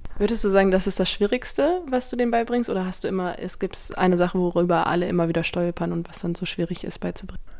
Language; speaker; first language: German; native; German